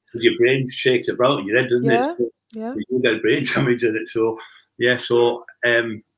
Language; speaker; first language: English; native; English